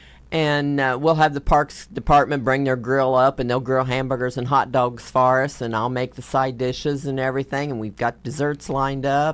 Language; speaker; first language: English; native; English